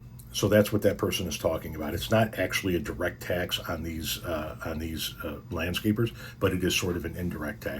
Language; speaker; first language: English; native; English